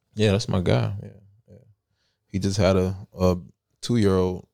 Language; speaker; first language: English; early bilingual, other home language; Italian